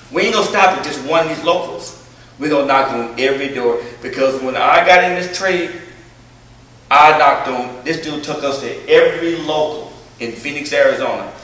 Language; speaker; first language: English; native; English